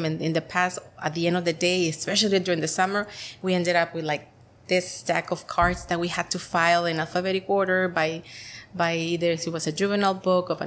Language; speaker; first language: English; non-native, fluent; Spanish